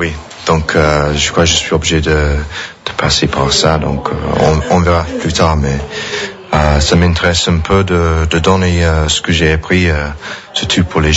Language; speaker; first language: French; non-native, fluent; English